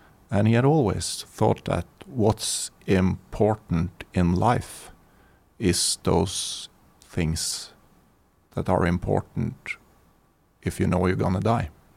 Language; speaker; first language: English; non-native, fluent; Norwegian